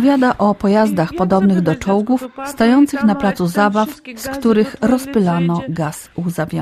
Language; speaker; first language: Polish; native; Polish